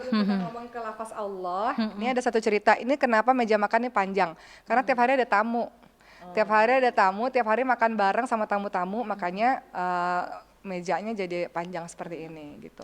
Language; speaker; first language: Indonesian; native; Indonesian